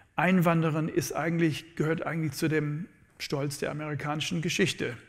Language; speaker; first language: German; non-native, fluent; English